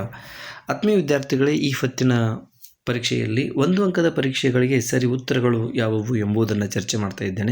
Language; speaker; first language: Kannada; native; Kannada